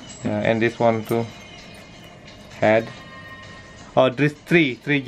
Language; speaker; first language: English; non-native, learner; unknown